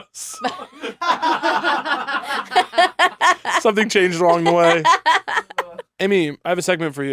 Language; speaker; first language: English; native; English